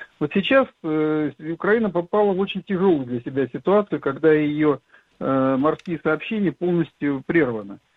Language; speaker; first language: Russian; native; Russian